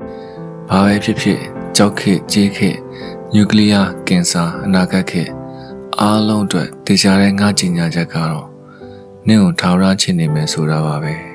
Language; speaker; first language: Burmese; native; Burmese